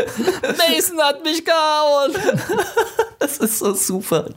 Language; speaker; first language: German; native; German